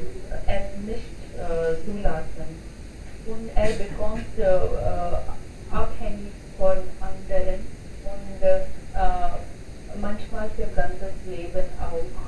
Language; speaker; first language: German; non-native, learner; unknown